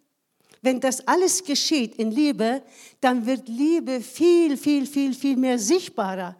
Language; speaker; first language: German; non-native, fluent; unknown